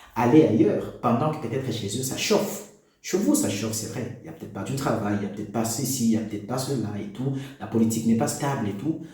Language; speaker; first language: French; non-native, local second language; Lingala